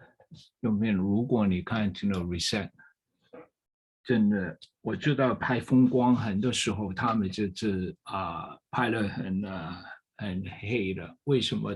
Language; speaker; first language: Chinese; non-native, fluent; English